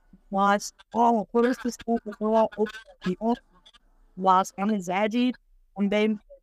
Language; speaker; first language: Portuguese; non-native, learner; English